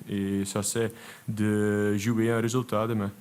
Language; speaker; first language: French; non-native, local second language; Dutch